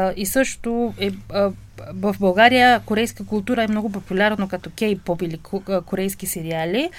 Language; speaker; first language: Bulgarian; non-native, fluent; Korean